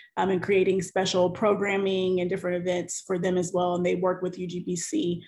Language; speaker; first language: English; native; English